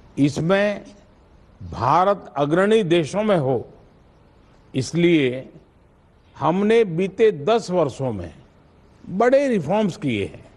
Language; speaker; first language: Hindi; non-native, local second language; Gujarati